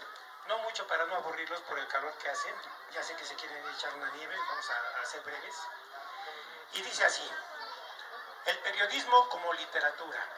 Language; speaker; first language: Spanish; native; Spanish